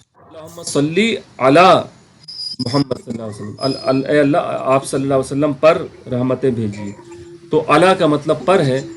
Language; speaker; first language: Urdu; native; Urdu